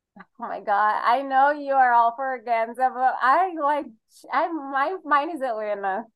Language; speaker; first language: English; non-native, fluent; Portuguese